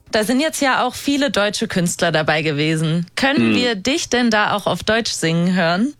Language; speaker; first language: German; native; German